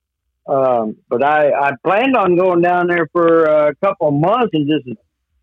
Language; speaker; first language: English; native; English